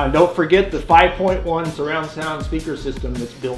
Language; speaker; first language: English; native; English